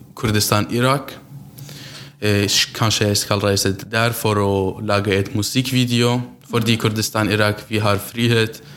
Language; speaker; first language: Norwegian; non-native, learner; Central Kurdish